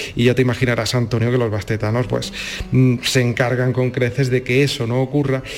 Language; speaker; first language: Spanish; native; Spanish